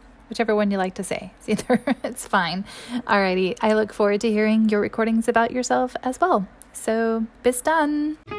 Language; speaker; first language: English; native; English